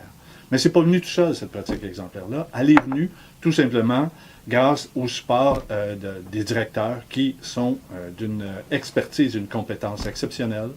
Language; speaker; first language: French; native; French